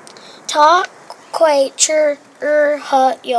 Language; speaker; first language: Chinese; non-native, learner; English